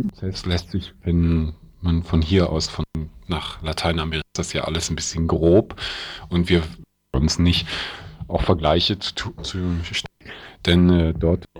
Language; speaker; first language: German; native; German